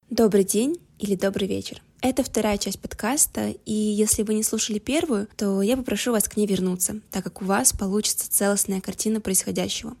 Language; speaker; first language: Russian; native; Russian